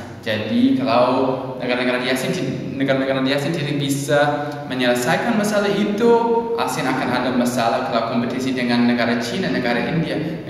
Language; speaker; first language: Indonesian; non-native, learner; English